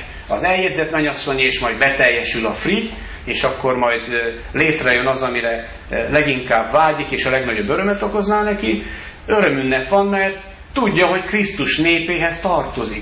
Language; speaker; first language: Hungarian; native; Hungarian